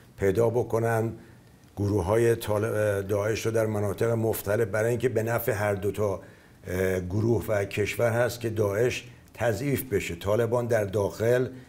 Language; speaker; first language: Persian; native; Persian